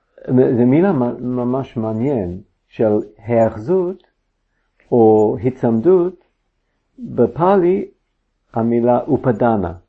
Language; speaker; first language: Hebrew; non-native, fluent; English